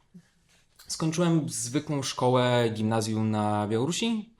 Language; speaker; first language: Polish; non-native, fluent; Belarusian